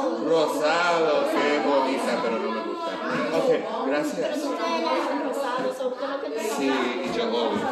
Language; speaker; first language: Spanish; non-native, learner; English